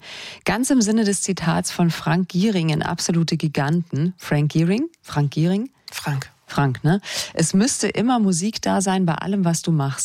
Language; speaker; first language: German; native; German